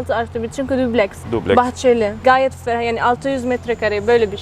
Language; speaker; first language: Turkish; non-native, learner; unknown